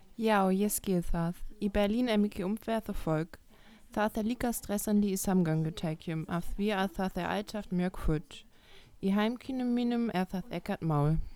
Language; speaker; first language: Icelandic; non-native, learner; German